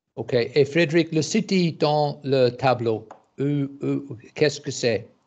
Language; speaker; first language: French; non-native, learner; English